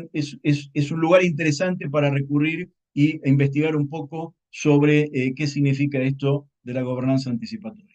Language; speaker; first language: Spanish; native; Spanish